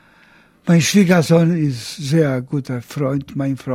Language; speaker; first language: German; non-native, learner; Polish